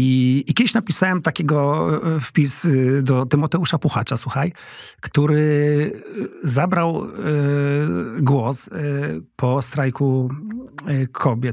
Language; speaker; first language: Polish; native; Polish